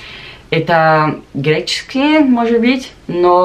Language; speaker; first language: Russian; non-native, learner; Portuguese